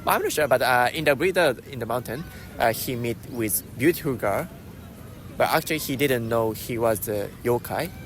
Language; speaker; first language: English; non-native, learner; Japanese